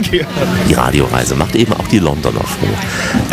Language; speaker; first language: German; native; German